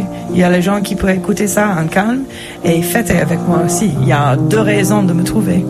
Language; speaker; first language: French; non-native, fluent; English